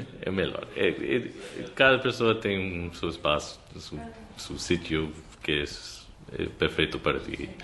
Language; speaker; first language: Portuguese; non-native, learner; English